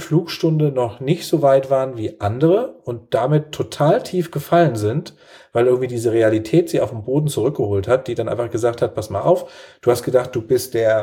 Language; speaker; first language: German; native; German